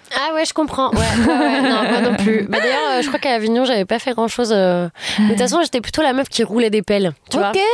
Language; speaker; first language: French; native; French